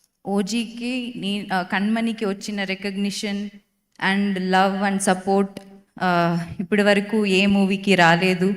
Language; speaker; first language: Telugu; non-native, fluent; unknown